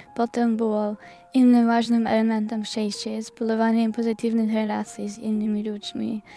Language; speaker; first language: Polish; non-native, learner; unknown